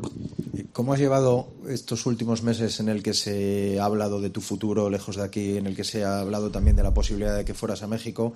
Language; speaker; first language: Spanish; native; Spanish